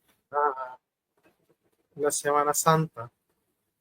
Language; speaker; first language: Spanish; non-native, learner; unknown